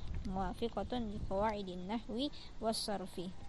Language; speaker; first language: Arabic; non-native, fluent; Indonesian